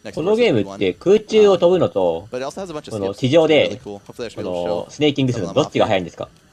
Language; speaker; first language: Japanese; native; Japanese